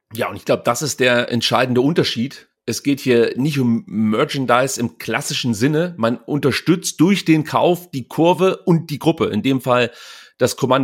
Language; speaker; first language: German; native; German